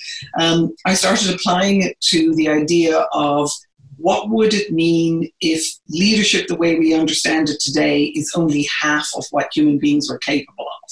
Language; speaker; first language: English; native; English